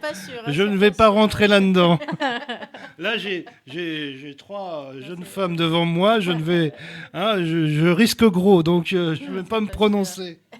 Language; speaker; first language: French; native; French